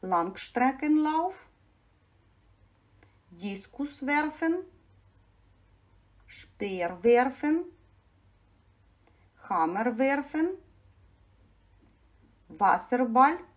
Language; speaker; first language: German; non-native, fluent; Ukrainian